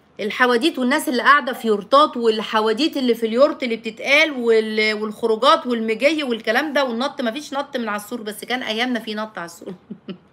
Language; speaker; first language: Arabic; native; Arabic